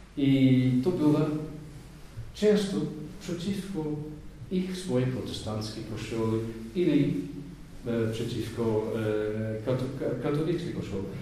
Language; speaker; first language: Polish; non-native, learner; Dutch